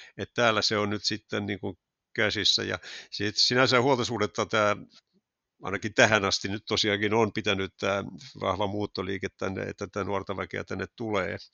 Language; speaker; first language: Finnish; native; Finnish